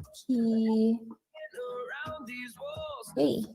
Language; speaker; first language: English; non-native, local second language; Filipino